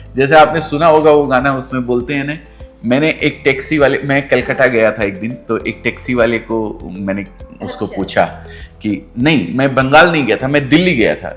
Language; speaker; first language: Hindi; native; Hindi